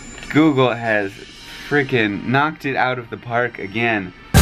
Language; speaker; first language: English; native; English